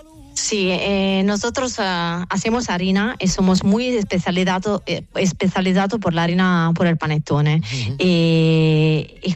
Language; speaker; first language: Spanish; non-native, fluent; Italian